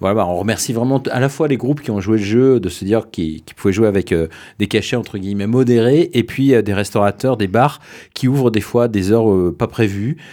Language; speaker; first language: French; native; French